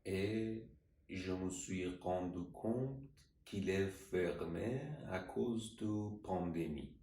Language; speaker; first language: French; non-native, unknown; Persian